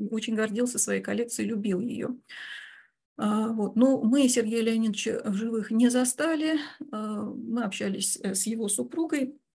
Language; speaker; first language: Russian; native; Russian